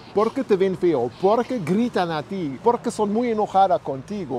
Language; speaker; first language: Spanish; non-native, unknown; German